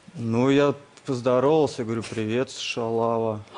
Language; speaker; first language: Russian; native; Russian